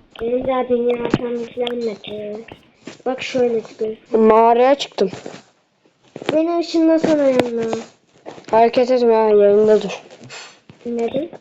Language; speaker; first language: Turkish; native; Turkish